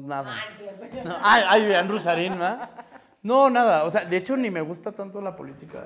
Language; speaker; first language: Spanish; native; Spanish